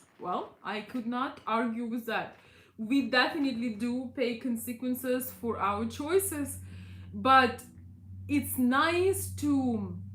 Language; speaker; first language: English; non-native, fluent; Russian